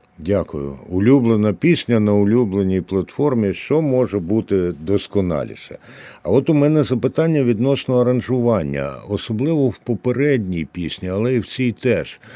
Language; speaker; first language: Ukrainian; native; Ukrainian